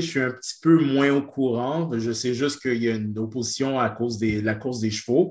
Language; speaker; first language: French; native; French